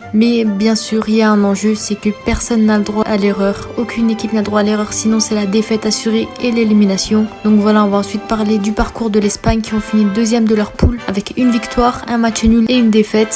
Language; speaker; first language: French; native; French